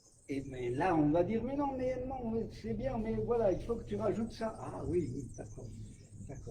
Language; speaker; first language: French; native; French